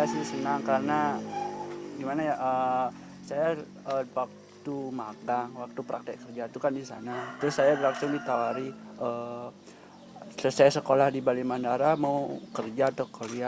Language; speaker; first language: Indonesian; non-native, local second language; Balinese